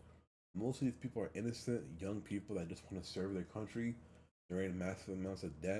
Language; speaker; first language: English; early bilingual, other home language; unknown